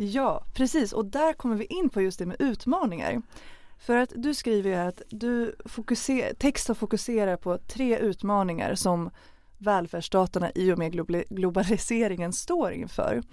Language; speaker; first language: Swedish; native; Swedish